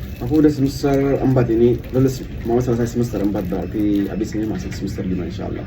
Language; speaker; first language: Indonesian; non-native, fluent; Arabic